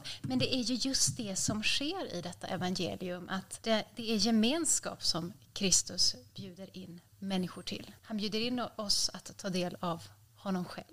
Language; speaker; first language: Swedish; native; Swedish